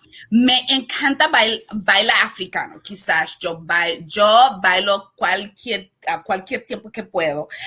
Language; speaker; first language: Spanish; non-native, learner; English